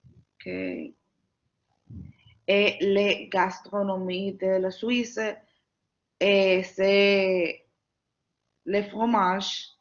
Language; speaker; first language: French; non-native, learner; Spanish